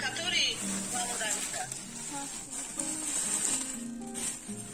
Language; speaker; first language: Russian; non-native, learner; Tajik